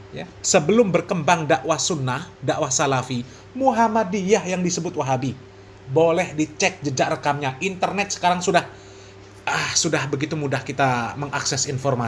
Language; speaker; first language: Indonesian; native; Indonesian